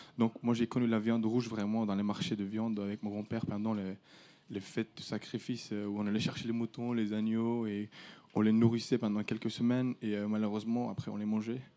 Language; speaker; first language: French; early bilingual, other home language; Turkish